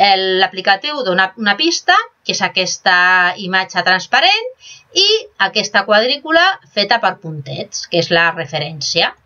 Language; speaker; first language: Catalan; non-native, local second language; Spanish